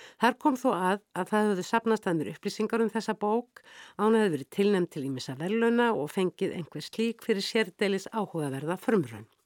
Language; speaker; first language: Icelandic; native; Icelandic